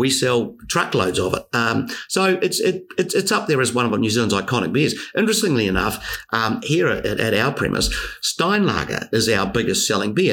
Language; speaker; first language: English; native; English